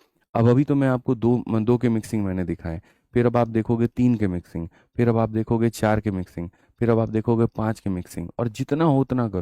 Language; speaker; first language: Hindi; native; Hindi